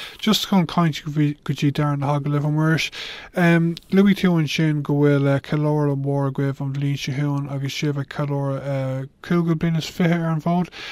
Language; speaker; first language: Irish; non-native, local second language; English